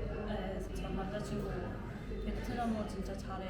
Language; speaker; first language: Korean; non-native, fluent; Vietnamese